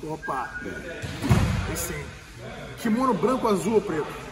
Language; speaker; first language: Portuguese; native; Portuguese